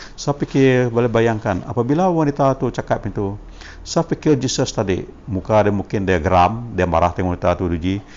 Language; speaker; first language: Malay; non-native, local second language; Iban